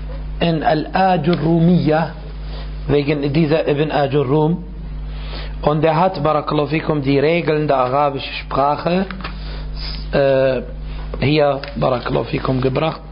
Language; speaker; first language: German; non-native, fluent; Arabic